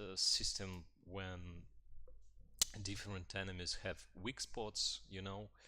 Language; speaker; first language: English; non-native, fluent; Russian